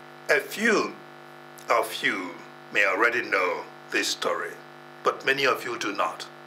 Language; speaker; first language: English; non-native, local second language; Igbo